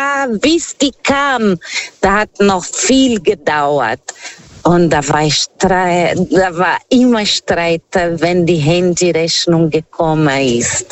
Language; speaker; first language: German; non-native, fluent; Portuguese